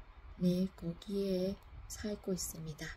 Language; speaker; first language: Korean; non-native, fluent; Vietnamese